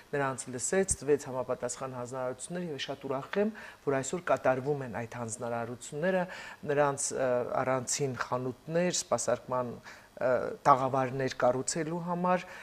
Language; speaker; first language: Armenian; native; Armenian